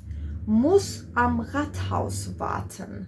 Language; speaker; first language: German; non-native, fluent; Georgian